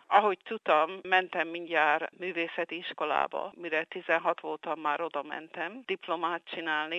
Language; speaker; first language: Hungarian; early bilingual, heritage; Hungarian